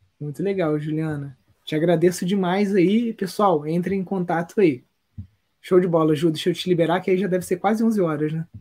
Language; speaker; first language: Portuguese; native; Portuguese